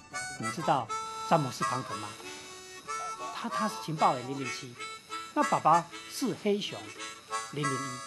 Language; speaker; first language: Chinese; native; Chinese